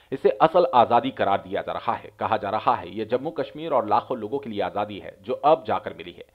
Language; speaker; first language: Hindi; native; Hindi